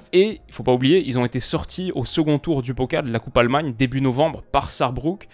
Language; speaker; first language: French; native; French